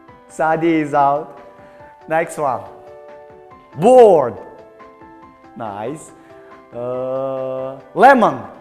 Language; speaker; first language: English; non-native, learner; Tajik